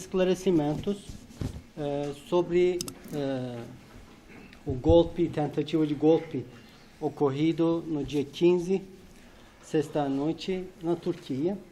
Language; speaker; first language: Portuguese; non-native, fluent; Turkish